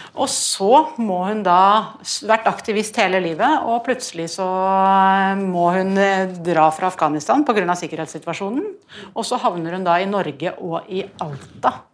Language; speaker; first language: Norwegian; native; Norwegian